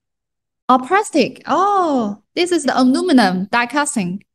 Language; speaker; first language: English; non-native, learner; Chinese